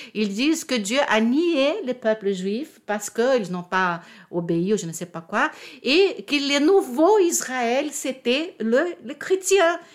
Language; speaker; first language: French; non-native, fluent; Portuguese